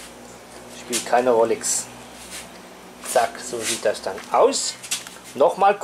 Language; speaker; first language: German; native; German